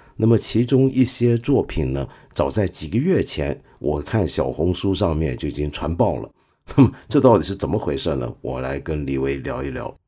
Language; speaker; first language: Chinese; non-native, local second language; Cantonese